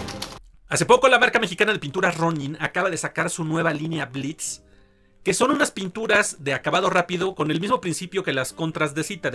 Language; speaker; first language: Spanish; native; Spanish